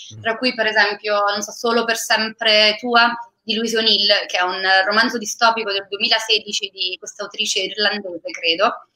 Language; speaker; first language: Italian; native; Italian